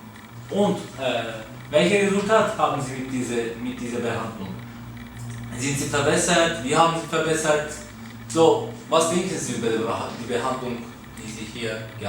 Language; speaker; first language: German; non-native, learner; Turkish